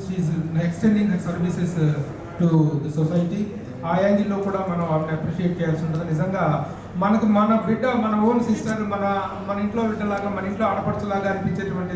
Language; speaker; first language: Telugu; native; Telugu